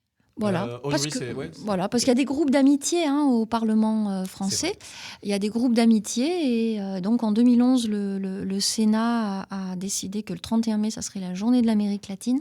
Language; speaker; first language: French; native; French